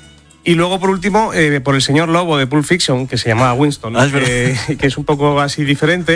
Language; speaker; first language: Spanish; native; Spanish